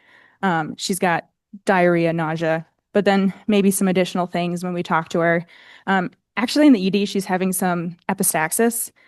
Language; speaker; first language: English; native; English